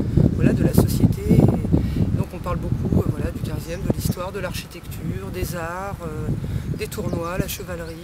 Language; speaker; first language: French; native; French